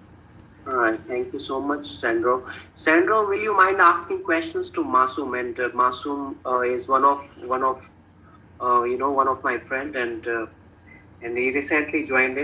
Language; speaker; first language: English; non-native, fluent; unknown